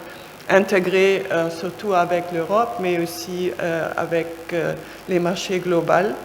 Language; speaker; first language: French; non-native, fluent; German